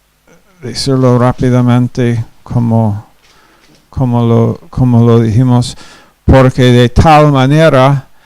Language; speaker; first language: Spanish; non-native, fluent; English